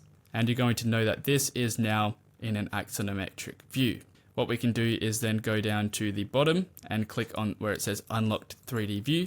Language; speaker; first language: English; native; English